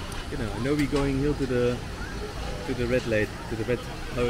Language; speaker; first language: English; non-native, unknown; German